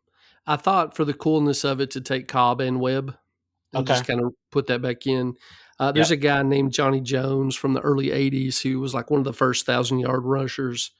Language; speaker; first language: English; native; English